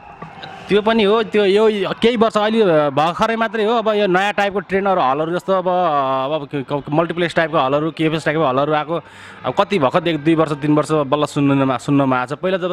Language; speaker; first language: Nepali; native; Nepali